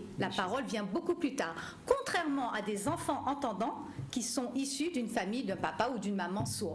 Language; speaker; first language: French; native; French